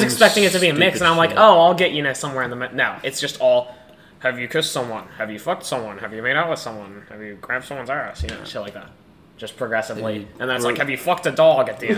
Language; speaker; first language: English; native; English